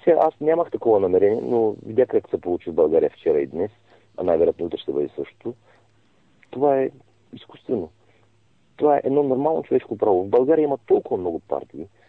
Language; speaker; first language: Bulgarian; non-native, local second language; Turkish